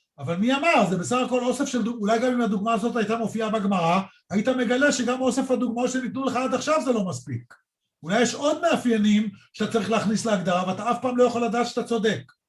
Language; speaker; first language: Hebrew; native; Hebrew